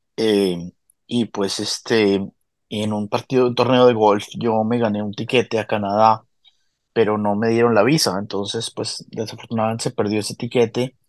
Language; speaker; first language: Spanish; native; Spanish